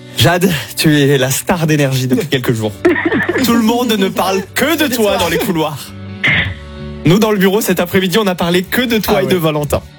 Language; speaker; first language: French; native; French